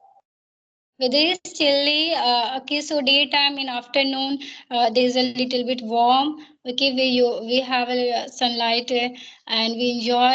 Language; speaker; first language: English; non-native, learner; Hindi